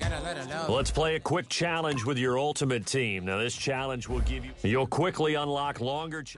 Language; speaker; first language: English; native; English